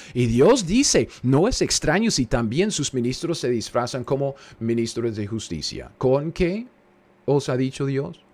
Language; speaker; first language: Spanish; non-native, fluent; English